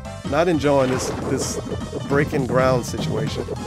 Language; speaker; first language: English; native; English